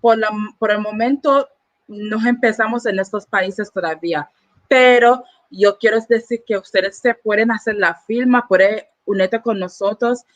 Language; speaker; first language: Spanish; non-native, learner; English